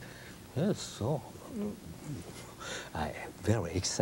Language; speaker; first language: English; non-native, learner; Japanese